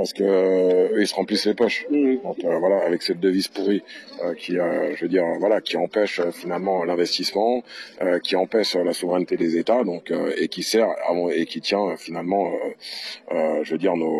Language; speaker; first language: French; native; French